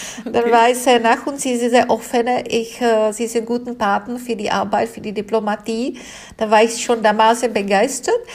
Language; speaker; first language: German; non-native, fluent; Czech